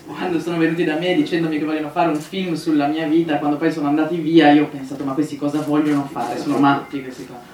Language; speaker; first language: Italian; native; Italian